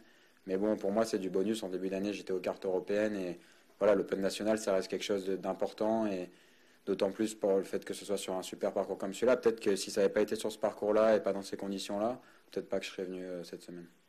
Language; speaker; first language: French; native; French